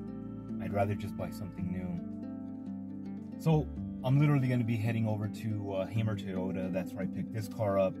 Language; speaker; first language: English; native; English